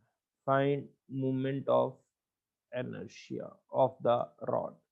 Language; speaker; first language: Hindi; native; Hindi